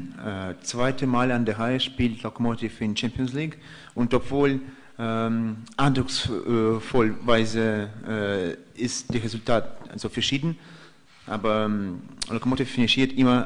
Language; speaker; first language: German; non-native, fluent; Russian